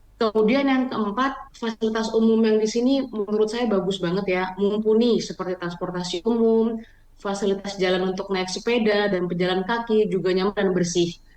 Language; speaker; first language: Indonesian; native; Indonesian